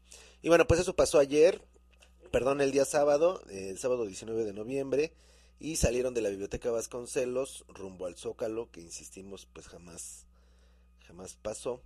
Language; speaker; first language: Spanish; native; Spanish